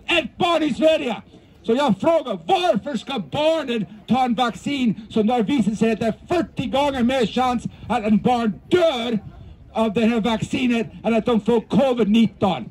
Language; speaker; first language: Swedish; non-native, fluent; English